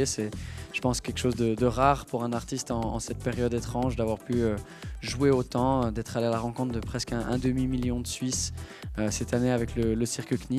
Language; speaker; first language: French; native; French